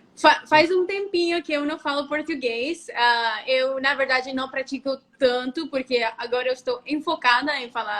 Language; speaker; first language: Portuguese; non-native, fluent; Spanish